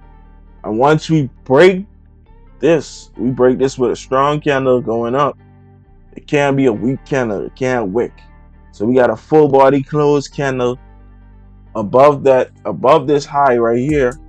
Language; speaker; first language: English; native; English